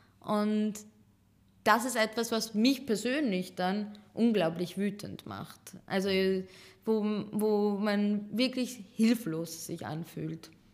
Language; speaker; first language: German; early bilingual, other home language; Serbian